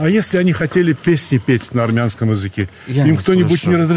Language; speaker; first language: Russian; native; Russian